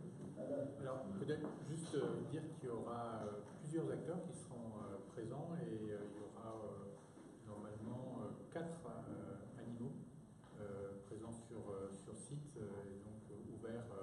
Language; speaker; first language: French; native; French